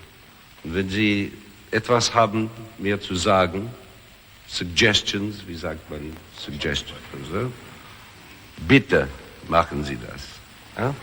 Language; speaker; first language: German; non-native, learner; English